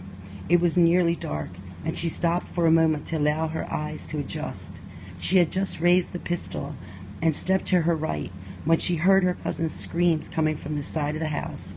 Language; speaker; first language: English; native; English